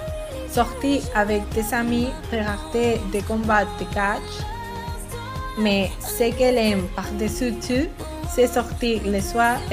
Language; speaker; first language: French; non-native, learner; Spanish